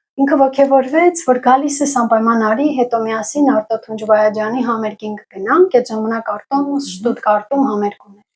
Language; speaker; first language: Armenian; native; Armenian